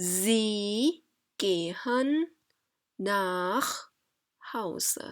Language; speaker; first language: German; non-native, fluent; Thai